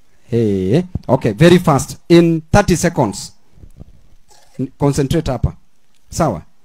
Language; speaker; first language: English; non-native, local second language; Luo (Kenya and Tanzania)